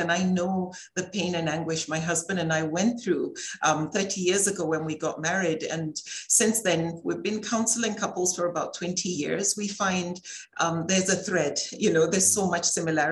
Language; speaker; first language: English; native; English